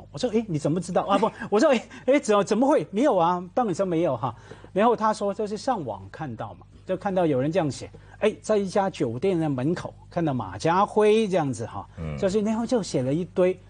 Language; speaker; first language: Chinese; non-native, local second language; Cantonese